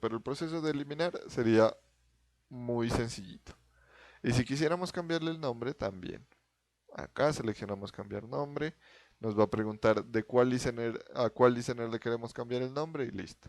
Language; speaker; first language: Spanish; native; Spanish